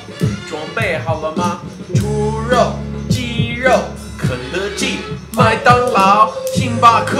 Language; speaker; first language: Chinese; non-native, fluent; English